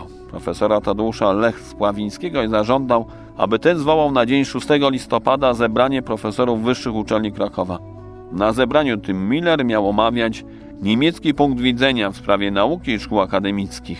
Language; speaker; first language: Polish; native; Polish